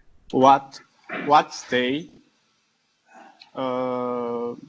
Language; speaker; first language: English; non-native, learner; Portuguese